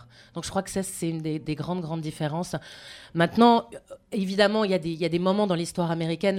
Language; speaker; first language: French; native; French